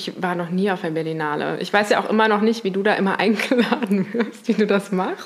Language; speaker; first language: German; native; German